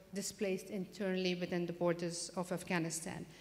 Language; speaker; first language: English; non-native, fluent; Persian